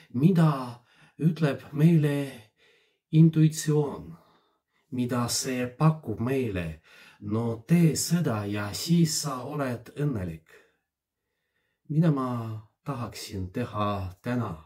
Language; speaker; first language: Estonian; non-native, fluent; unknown